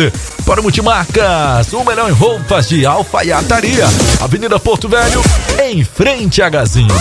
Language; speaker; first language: Portuguese; native; Portuguese